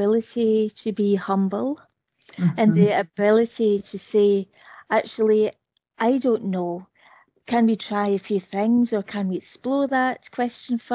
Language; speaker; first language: English; native; English